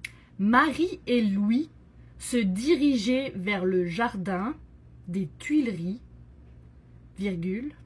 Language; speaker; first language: French; native; French